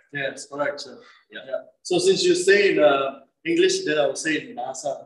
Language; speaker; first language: English; non-native, local second language; Malay